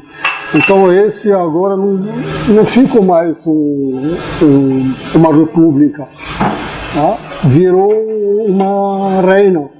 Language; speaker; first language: Portuguese; non-native, fluent; Arabic